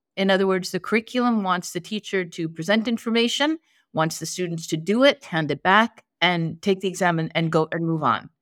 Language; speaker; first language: English; native; English